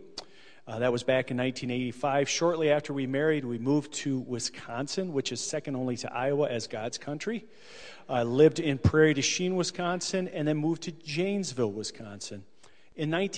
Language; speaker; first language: English; native; English